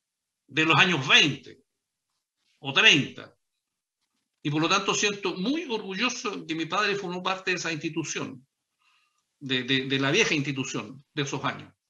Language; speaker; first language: Spanish; native; Spanish